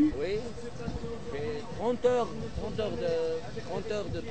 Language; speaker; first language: French; non-native, learner; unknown